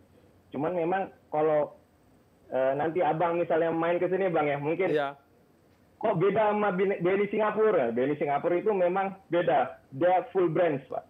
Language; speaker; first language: Indonesian; native; Indonesian